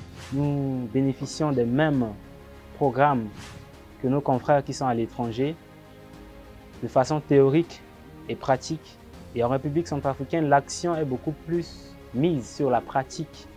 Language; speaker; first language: French; non-native, local second language; Sango